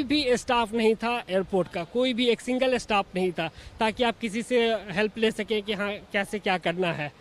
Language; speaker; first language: Hindi; native; Hindi